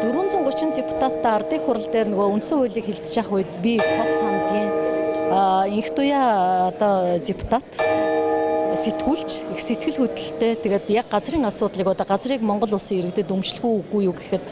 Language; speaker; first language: Mongolian; native; Mongolian